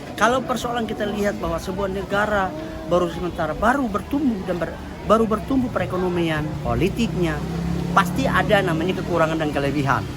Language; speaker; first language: Indonesian; non-native, local second language; Tetum